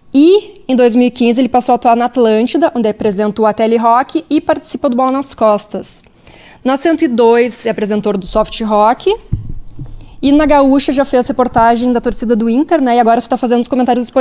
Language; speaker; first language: Portuguese; native; Portuguese